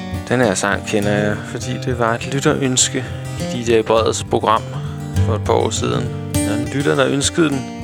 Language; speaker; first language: Danish; native; Danish